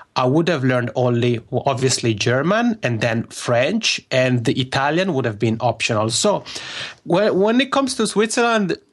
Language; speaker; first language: English; non-native, fluent; Italian